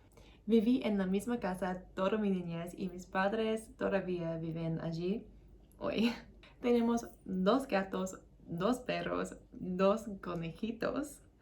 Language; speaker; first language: Spanish; non-native, learner; English